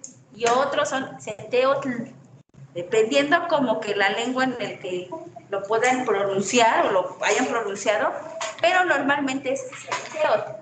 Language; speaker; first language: Spanish; native; Spanish